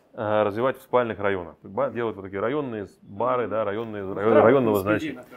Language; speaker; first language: Russian; native; Russian